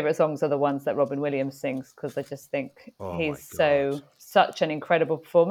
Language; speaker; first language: English; native; English